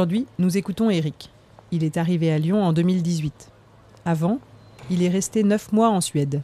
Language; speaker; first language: French; native; French